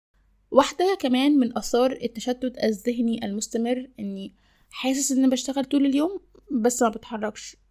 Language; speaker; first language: Arabic; native; Arabic